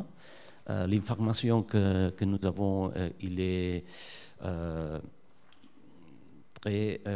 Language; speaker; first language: French; non-native, learner; Catalan